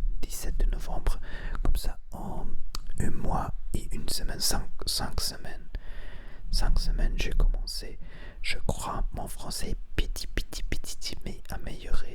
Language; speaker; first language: French; non-native, learner; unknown